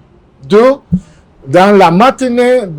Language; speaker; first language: French; non-native, fluent; Spanish